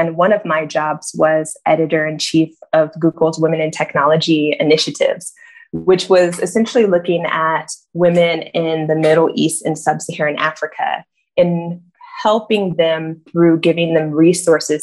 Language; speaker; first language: English; native; English